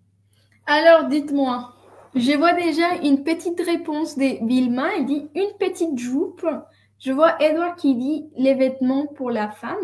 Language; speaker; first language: French; non-native, fluent; Spanish